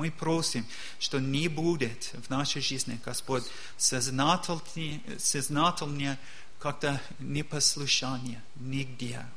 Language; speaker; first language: Russian; non-native, learner; English